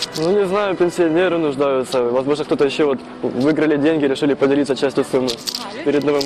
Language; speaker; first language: Russian; native; Russian